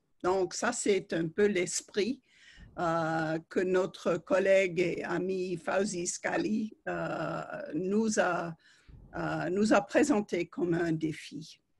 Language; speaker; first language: French; non-native, fluent; English